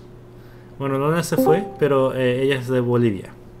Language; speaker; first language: Spanish; non-native, fluent; Korean